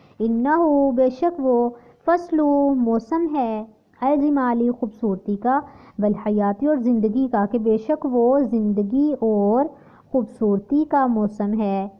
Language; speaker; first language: Urdu; native; Urdu